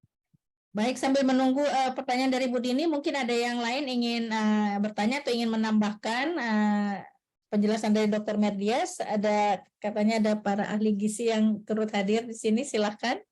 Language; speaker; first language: Malay; native; Malay